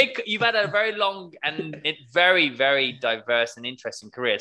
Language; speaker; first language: English; native; English